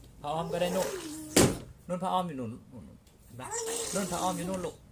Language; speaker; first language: Thai; native; Thai